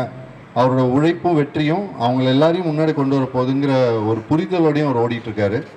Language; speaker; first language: Tamil; native; Tamil